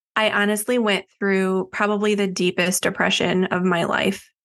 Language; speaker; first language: English; native; English